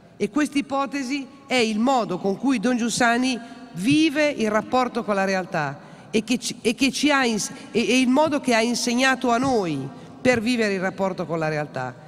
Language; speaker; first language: Italian; native; Italian